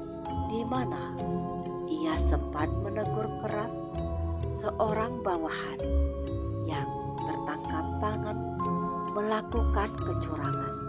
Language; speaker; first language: Indonesian; native; Indonesian